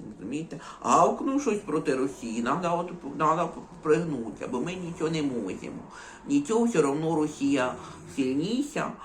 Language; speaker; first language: Ukrainian; native; Ukrainian